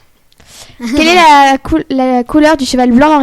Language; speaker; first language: French; native; French